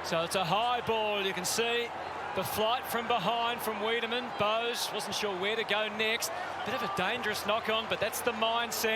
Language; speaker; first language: English; native; English